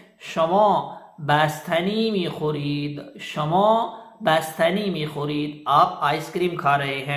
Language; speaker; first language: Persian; non-native, fluent; Urdu